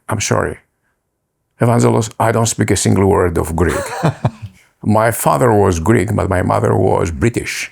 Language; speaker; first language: English; non-native, fluent; Greek